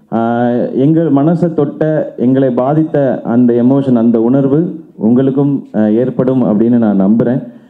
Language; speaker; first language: Tamil; native; Tamil